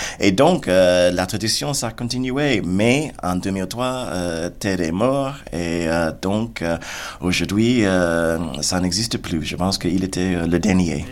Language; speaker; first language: French; non-native, fluent; English